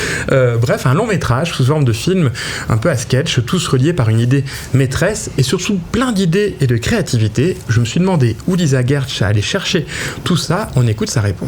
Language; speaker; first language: French; native; French